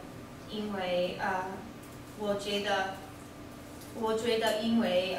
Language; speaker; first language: Chinese; non-native, learner; English